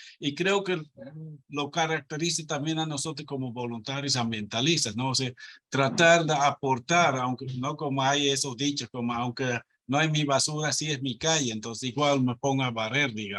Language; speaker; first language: Spanish; non-native, fluent; Dutch